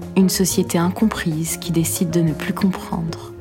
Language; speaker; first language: French; non-native, local second language; Arabic